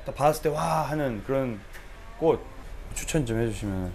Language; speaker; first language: Korean; native; Korean